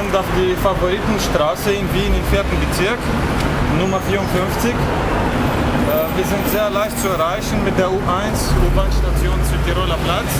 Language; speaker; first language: German; non-native, fluent; Arabic